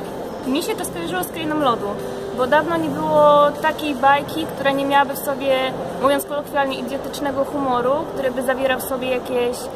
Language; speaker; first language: Polish; native; Polish